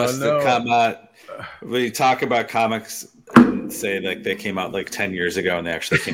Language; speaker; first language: English; native; English